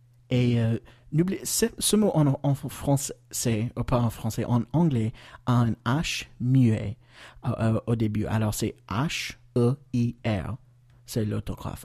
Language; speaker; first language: French; non-native, fluent; English